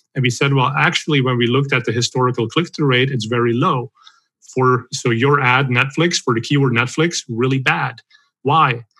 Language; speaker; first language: English; non-native, fluent; Dutch